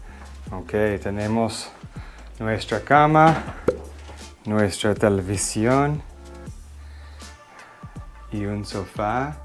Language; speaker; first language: Spanish; non-native, fluent; English